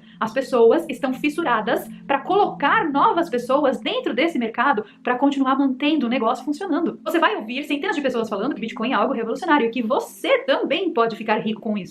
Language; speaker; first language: Portuguese; native; Portuguese